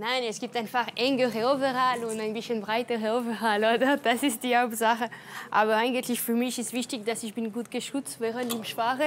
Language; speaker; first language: German; non-native, local second language; French